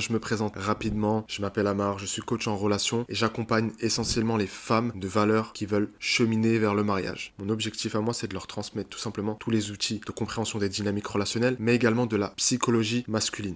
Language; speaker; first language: French; native; French